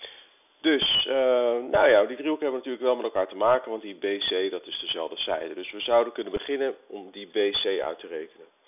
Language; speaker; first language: Dutch; native; Dutch